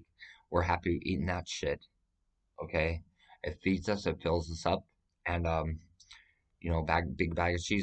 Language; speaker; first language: English; native; English